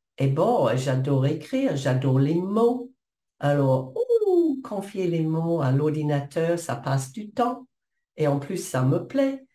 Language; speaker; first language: French; non-native, fluent; English